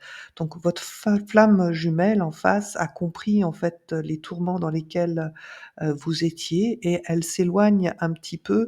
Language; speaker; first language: French; native; French